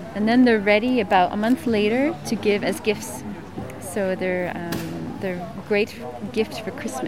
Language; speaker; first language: English; native; English